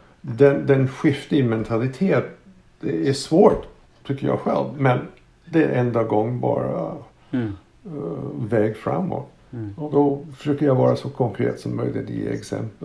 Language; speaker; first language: Swedish; non-native, fluent; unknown